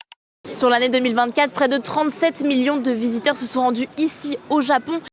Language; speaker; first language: French; native; French